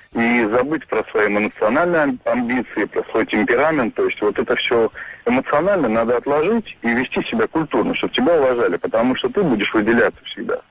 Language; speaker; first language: Russian; early bilingual, other home language; Armenian